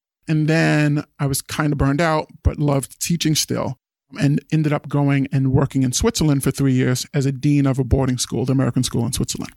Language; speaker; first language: English; native; English